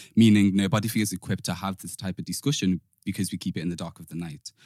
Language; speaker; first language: English; native; English